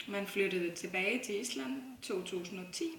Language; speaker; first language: Danish; non-native, fluent; Icelandic